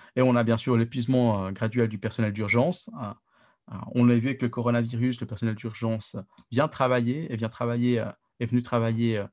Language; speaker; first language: French; native; French